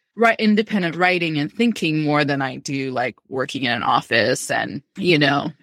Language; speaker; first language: English; early bilingual, other home language; Amharic